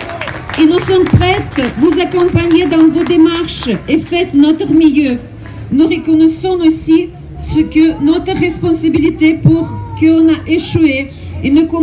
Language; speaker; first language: French; non-native, learner; Russian